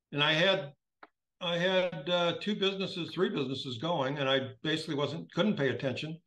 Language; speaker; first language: English; native; English